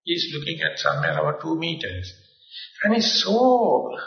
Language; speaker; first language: English; non-native, local second language; Sinhala